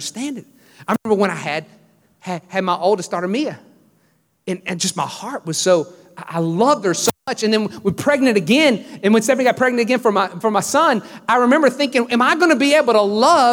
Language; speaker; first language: English; native; English